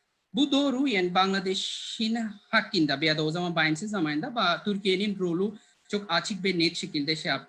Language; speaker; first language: Turkish; non-native, fluent; Bangla